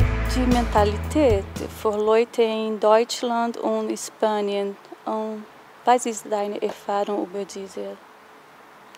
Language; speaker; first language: German; non-native, fluent; Portuguese